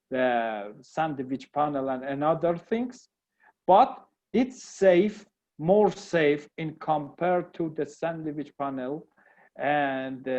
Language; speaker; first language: English; non-native, learner; Persian